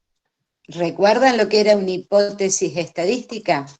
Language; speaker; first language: Spanish; native; Spanish